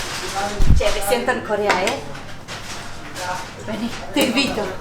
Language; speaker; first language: Spanish; non-native, fluent; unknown